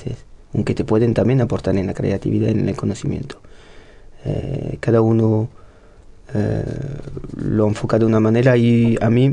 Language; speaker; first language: Spanish; non-native, fluent; French